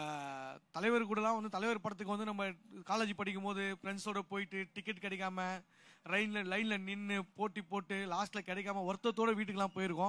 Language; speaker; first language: Tamil; native; Tamil